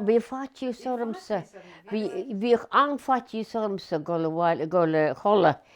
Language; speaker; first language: Irish; native; Irish